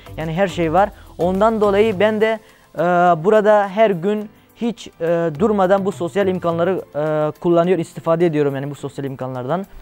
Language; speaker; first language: Turkish; non-native, fluent; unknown